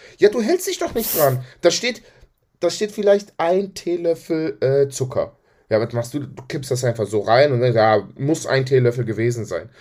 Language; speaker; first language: German; early bilingual, other home language; Greek